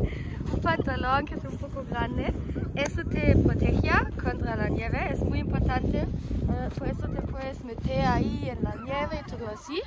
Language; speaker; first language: Spanish; non-native, fluent; German